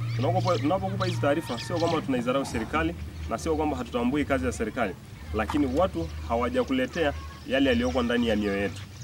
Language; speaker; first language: Swahili; non-native, local second language; Masai